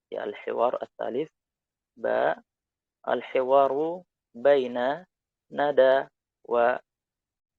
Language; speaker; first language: Arabic; non-native, fluent; Indonesian